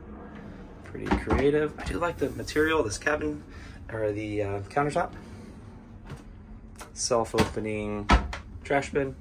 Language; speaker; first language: English; native; English